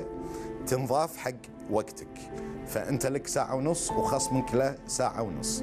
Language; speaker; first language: Arabic; native; Arabic